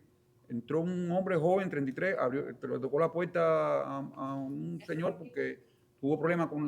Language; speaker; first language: Spanish; native; Spanish